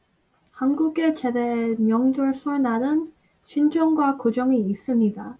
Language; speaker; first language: Korean; early bilingual, heritage; Korean